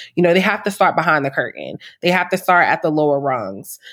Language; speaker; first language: English; native; English